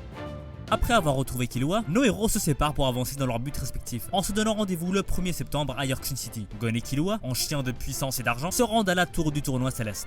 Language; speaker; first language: French; native; French